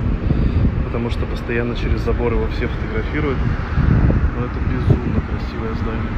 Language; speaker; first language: Russian; native; Russian